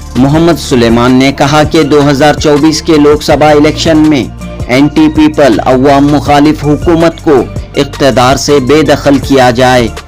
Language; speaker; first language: Hindi; non-native, local second language; Urdu